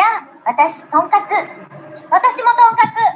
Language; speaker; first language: Japanese; non-native, learner; Vietnamese